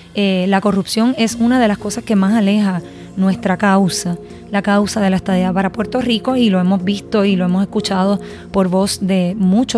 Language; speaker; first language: Spanish; native; Spanish